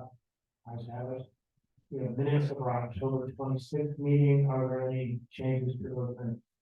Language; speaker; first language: English; native; English